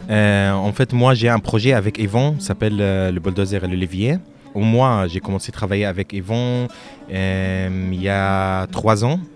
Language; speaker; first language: French; non-native, local second language; Arabic